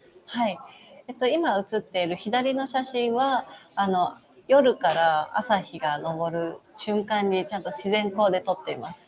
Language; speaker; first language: Japanese; native; Japanese